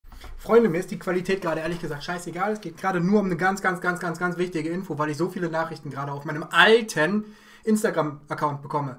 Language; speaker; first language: German; native; German